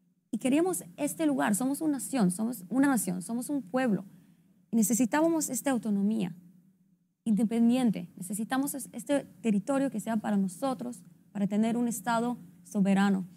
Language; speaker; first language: Spanish; non-native, fluent; Hebrew